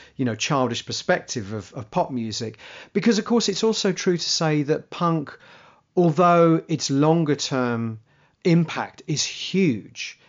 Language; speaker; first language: English; native; English